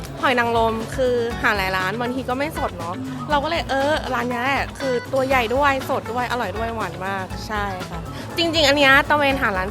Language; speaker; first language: Thai; native; Thai